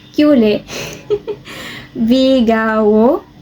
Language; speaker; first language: Korean; non-native, learner; Arabic